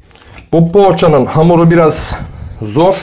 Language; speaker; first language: Turkish; native; Turkish